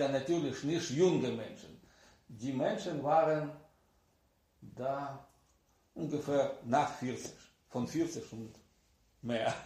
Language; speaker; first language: German; non-native, learner; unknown